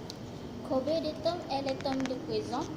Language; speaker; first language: French; non-native, learner; Malay